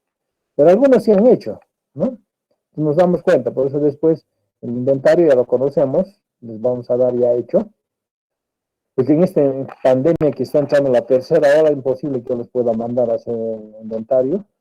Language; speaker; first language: Spanish; native; Spanish